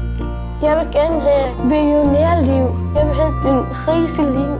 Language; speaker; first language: Danish; non-native, learner; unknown